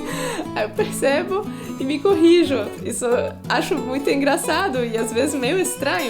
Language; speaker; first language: Portuguese; non-native, fluent; Polish